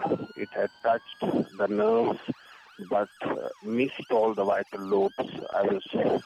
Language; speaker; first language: English; non-native, local second language; Kashmiri